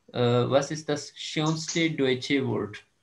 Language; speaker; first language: German; non-native, fluent; Urdu